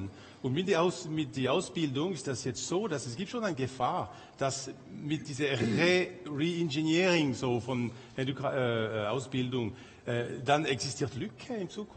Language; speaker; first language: German; non-native, local second language; French